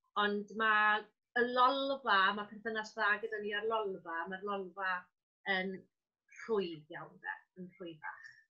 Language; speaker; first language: Welsh; native; Welsh